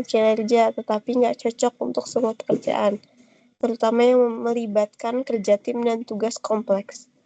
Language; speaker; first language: Indonesian; native; Indonesian